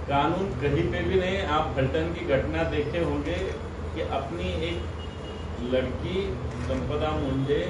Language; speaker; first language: Hindi; non-native, local second language; Marathi